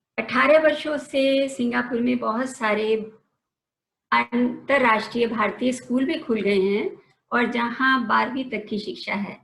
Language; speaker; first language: Hindi; native; Hindi